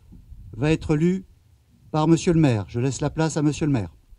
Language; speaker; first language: French; native; French